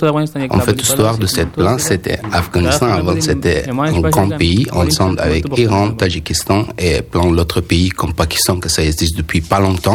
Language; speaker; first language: French; non-native, learner; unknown